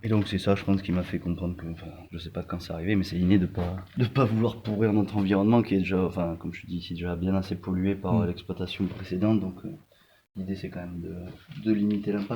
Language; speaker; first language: French; native; French